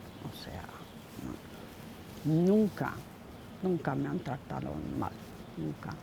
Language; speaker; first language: Spanish; non-native, fluent; German